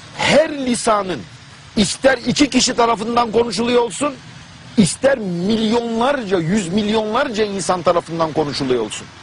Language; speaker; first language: Turkish; non-native, fluent; German